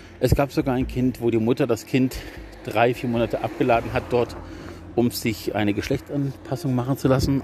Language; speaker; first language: German; native; German